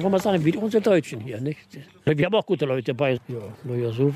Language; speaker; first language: German; native; German